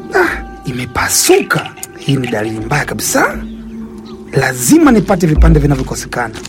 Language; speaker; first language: Swahili; native; Swahili